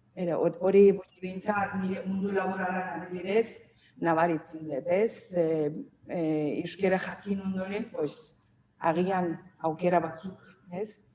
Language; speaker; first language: Basque; non-native, fluent; Azerbaijani